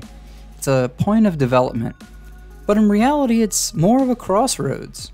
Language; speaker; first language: English; native; English